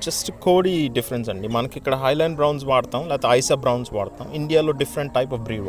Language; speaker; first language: Telugu; native; Telugu